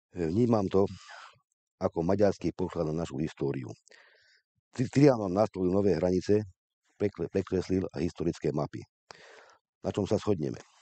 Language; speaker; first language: Slovak; non-native, local second language; Hungarian